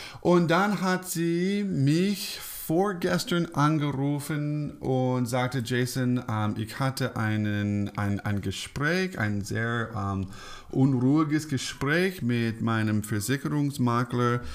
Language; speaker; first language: German; non-native, fluent; English